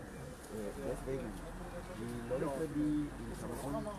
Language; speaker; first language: German; non-native, learner; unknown